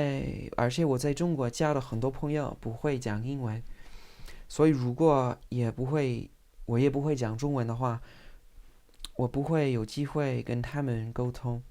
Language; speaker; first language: Chinese; non-native, fluent; English